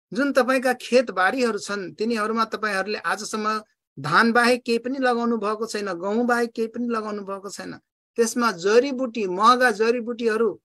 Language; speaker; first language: Nepali; non-native, local second language; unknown